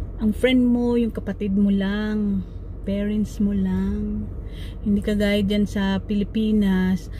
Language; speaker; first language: Filipino; non-native, local second language; Cebuano